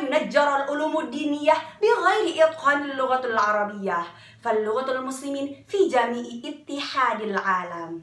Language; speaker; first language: Arabic; non-native, learner; Indonesian